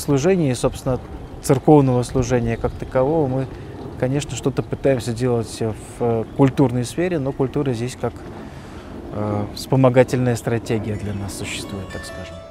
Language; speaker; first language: Russian; native; Russian